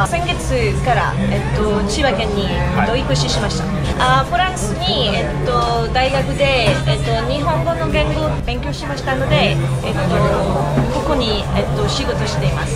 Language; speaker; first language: Japanese; non-native, learner; French